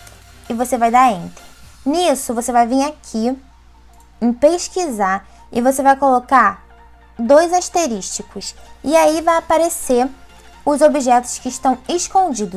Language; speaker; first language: Portuguese; native; Portuguese